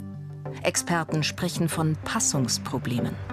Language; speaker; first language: German; native; German